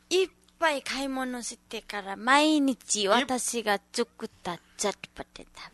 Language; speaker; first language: Japanese; non-native, learner; Nepali